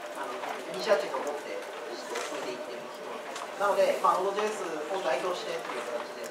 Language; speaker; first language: Japanese; native; Japanese